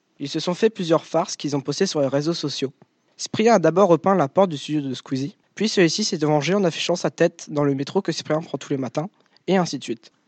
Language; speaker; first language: French; native; French